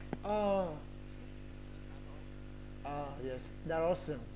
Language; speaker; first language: English; non-native, learner; Vietnamese